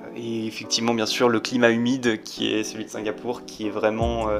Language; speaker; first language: French; native; French